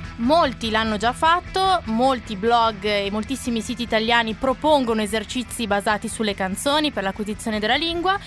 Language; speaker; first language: Italian; native; Italian